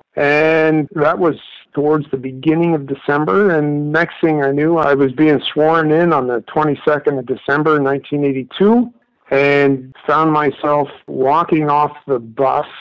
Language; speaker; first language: English; native; English